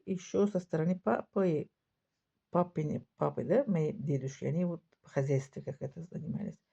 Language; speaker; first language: Russian; non-native, local second language; Tajik